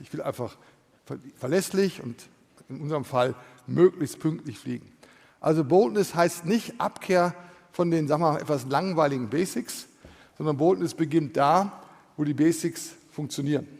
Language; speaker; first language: German; native; German